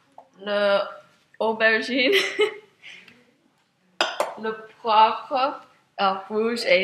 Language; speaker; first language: French; non-native, learner; English